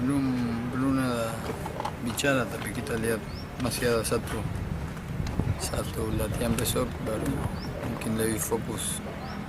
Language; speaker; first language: Indonesian; non-native, fluent; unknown